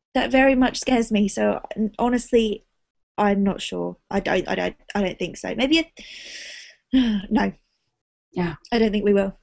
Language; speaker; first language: English; native; English